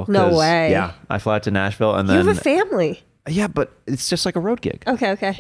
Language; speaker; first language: English; native; English